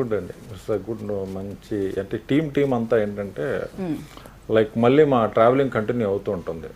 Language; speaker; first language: Telugu; native; Telugu